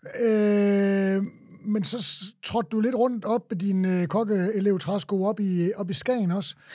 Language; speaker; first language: Danish; native; Danish